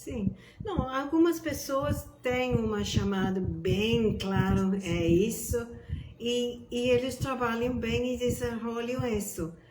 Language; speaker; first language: Portuguese; non-native, fluent; English